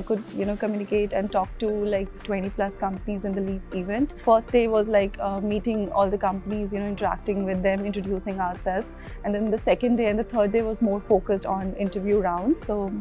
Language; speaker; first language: English; non-native, local second language; Hindi